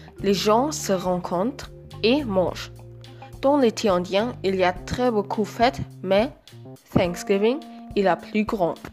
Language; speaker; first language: French; non-native, learner; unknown